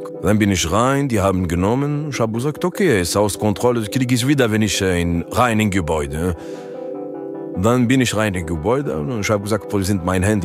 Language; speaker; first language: German; non-native, learner; French